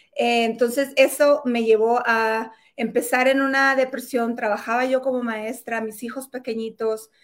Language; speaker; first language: Spanish; native; Spanish